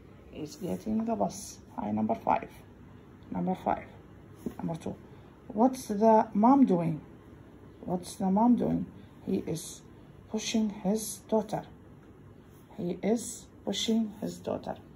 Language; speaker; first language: English; non-native, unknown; Arabic